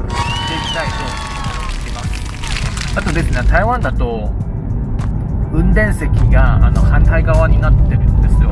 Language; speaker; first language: Japanese; non-native, fluent; Chinese